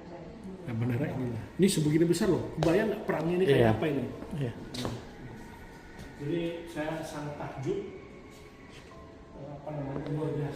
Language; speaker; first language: Indonesian; native; Indonesian